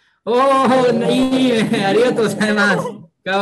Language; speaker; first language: Japanese; non-native, learner; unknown